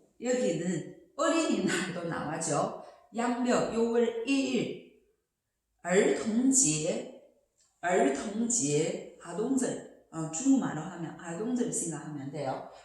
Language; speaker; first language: Korean; non-native, fluent; Chinese